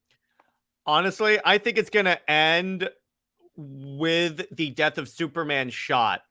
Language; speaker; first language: English; native; English